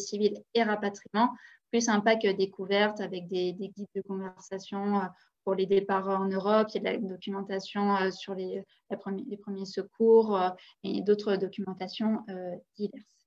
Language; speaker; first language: French; native; French